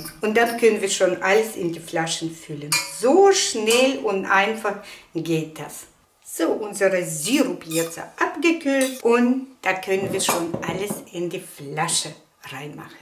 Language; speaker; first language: German; non-native, learner; Russian